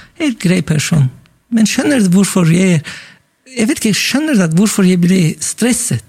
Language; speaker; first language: Norwegian; non-native, fluent; Turkish